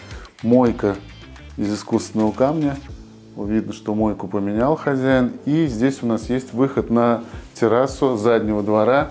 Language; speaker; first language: Russian; native; Russian